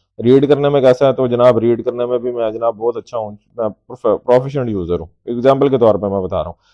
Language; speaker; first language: Urdu; native; Urdu